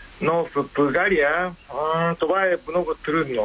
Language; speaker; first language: Bulgarian; non-native, learner; Japanese